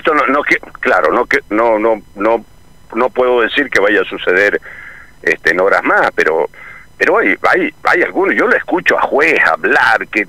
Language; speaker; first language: Spanish; native; Spanish